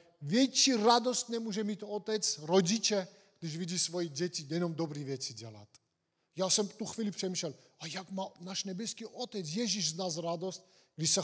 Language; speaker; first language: Czech; non-native, fluent; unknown